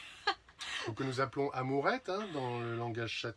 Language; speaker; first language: French; native; French